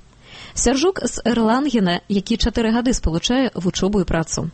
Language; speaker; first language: Belarusian; native; Belarusian